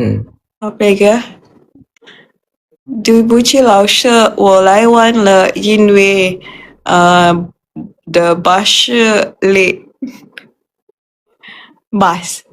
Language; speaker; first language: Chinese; non-native, learner; Malay